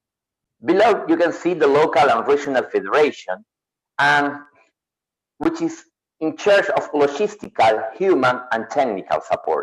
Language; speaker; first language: English; non-native, fluent; Spanish